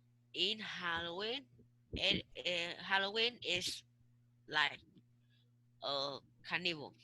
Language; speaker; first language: English; non-native, learner; Vietnamese